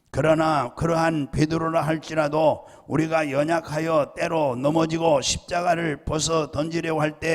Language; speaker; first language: Korean; native; Korean